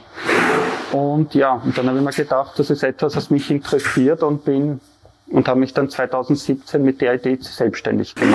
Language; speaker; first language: German; native; German